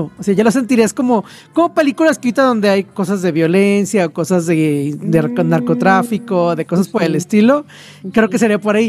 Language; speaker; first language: Spanish; native; Spanish